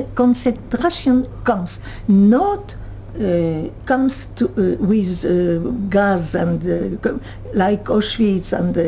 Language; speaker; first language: English; non-native, learner; French